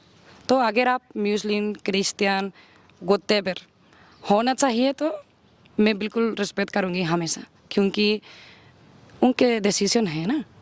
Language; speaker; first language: Hindi; non-native, learner; Spanish